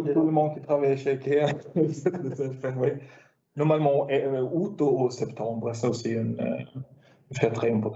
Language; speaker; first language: French; non-native, learner; Swedish